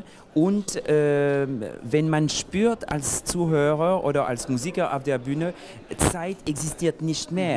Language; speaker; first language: German; non-native, fluent; French